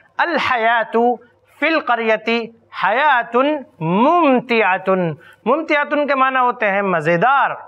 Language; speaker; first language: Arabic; non-native, fluent; Urdu